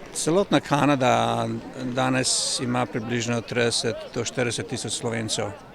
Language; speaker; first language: Slovenian; native; Slovenian